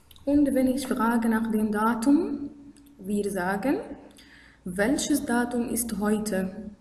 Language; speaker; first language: German; non-native, fluent; Arabic